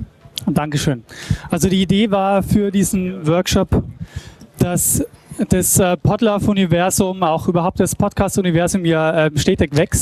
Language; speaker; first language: German; native; German